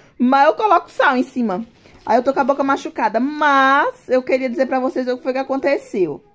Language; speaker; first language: Portuguese; native; Portuguese